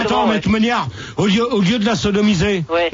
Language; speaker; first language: French; native; French